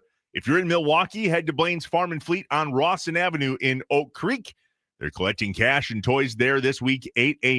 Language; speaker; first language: English; native; English